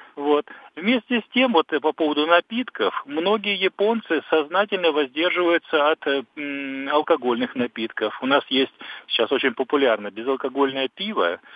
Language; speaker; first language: Russian; native; Russian